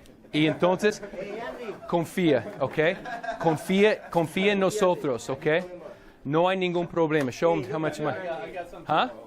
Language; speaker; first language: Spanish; non-native, learner; English